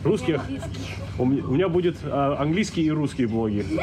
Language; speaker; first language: Russian; early bilingual, heritage; English